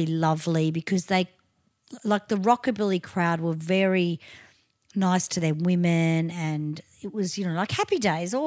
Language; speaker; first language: English; native; English